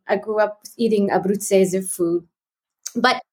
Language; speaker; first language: English; native; English